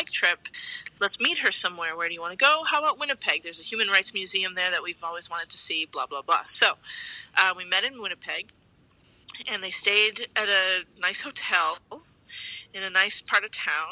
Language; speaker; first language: English; native; English